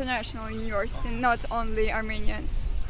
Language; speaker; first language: English; non-native, fluent; Armenian